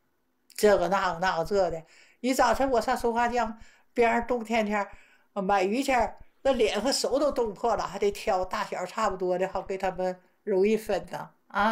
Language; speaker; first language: Chinese; native; Chinese